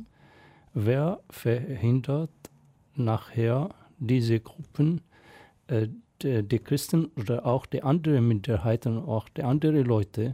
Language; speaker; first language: German; non-native, fluent; Arabic